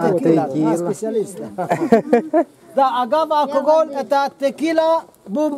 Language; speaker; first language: Russian; non-native, learner; Arabic